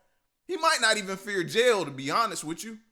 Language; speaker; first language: English; native; English